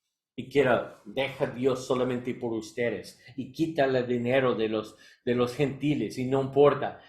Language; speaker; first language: Spanish; non-native, learner; English